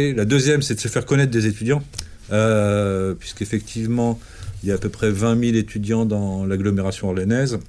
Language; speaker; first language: French; native; French